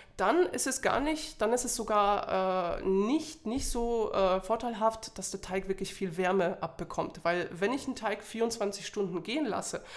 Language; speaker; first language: German; non-native, fluent; Polish